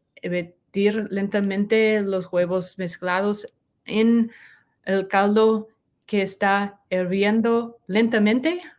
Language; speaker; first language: Spanish; non-native, learner; English